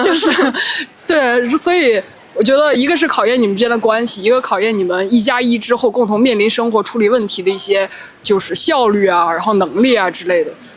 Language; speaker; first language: Chinese; native; Chinese